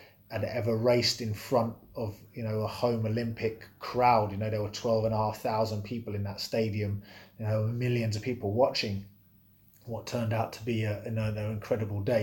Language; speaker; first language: English; native; English